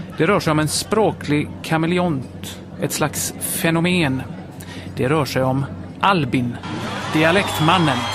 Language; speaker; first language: Swedish; native; Swedish